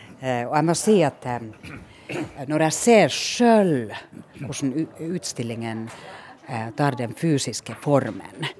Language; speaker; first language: Norwegian; non-native, fluent; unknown